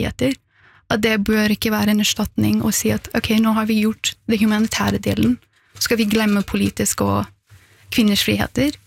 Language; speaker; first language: Norwegian; early bilingual, other home language; Persian